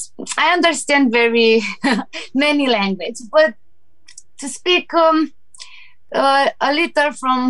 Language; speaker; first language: English; non-native, learner; Romanian